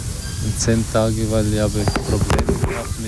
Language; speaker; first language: German; non-native, learner; Albanian